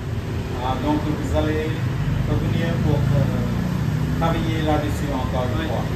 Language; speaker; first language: French; non-native, fluent; Vietnamese